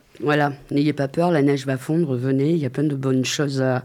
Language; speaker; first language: French; native; French